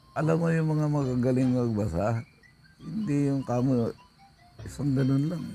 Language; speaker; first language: Filipino; native; Filipino